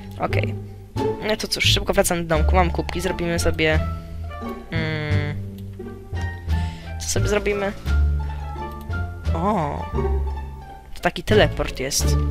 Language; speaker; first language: Polish; native; Polish